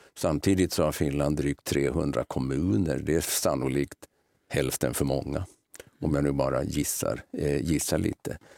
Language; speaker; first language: Swedish; native; Swedish